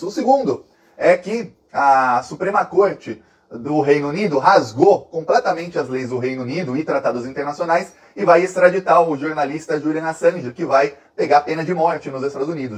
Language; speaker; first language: Portuguese; native; Portuguese